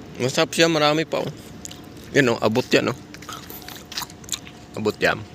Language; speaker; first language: Filipino; non-native, local second language; Cebuano